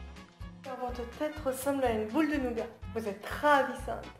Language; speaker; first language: French; native; French